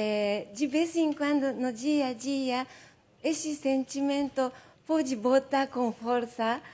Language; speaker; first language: Portuguese; non-native, fluent; Japanese